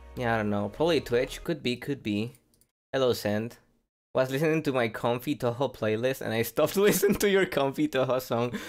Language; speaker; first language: English; non-native, fluent; Spanish